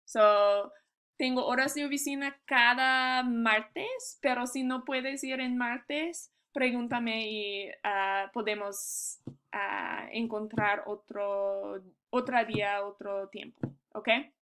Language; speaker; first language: Spanish; non-native, learner; English